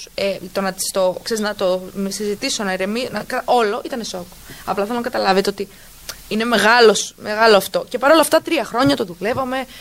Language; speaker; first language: Greek; early bilingual, heritage; Greek